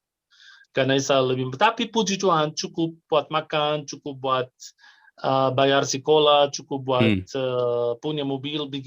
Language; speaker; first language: Indonesian; non-native, fluent; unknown